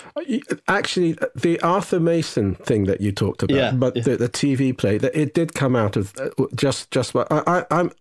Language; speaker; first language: English; non-native, local second language; Japanese